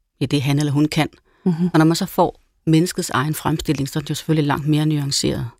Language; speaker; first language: Danish; native; Danish